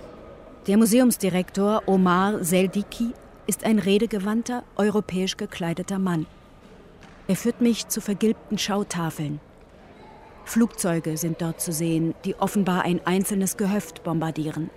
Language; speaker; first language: German; native; German